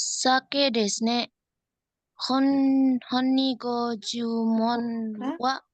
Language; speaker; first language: Japanese; non-native, learner; Indonesian